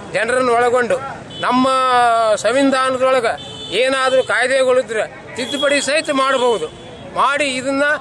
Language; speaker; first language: Kannada; native; Kannada